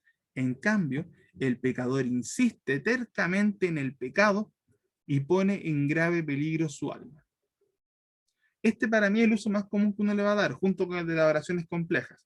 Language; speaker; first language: Spanish; native; Spanish